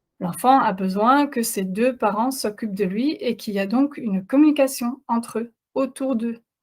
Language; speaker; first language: French; non-native, fluent; Dutch